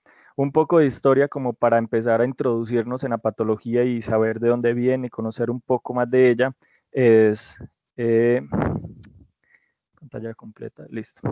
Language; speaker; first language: Spanish; native; Spanish